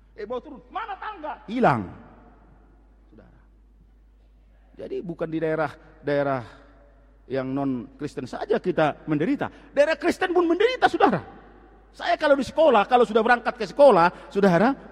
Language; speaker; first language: Indonesian; non-native, local second language; Batak Toba